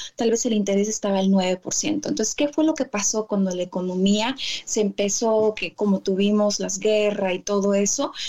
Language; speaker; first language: Spanish; native; Spanish